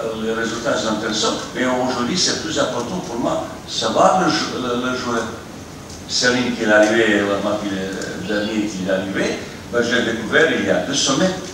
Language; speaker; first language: French; non-native, fluent; Bosnian